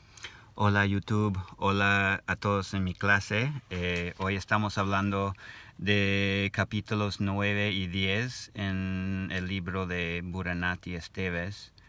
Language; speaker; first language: Spanish; non-native, learner; English